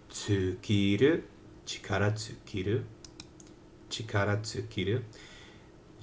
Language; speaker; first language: Japanese; non-native, learner; English